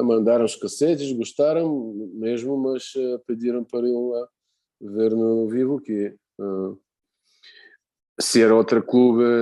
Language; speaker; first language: Portuguese; non-native, fluent; Bulgarian